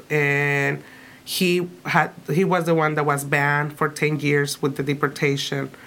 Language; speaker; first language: English; early bilingual, other home language; Spanish